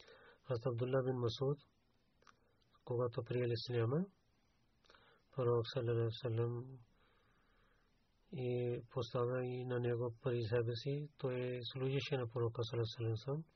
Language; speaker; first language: Bulgarian; non-native, learner; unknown